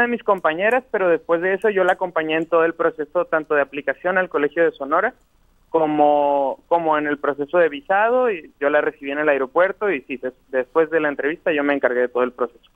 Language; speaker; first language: Spanish; native; Spanish